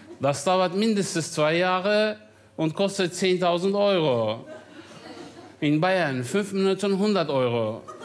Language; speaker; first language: German; non-native, fluent; Turkish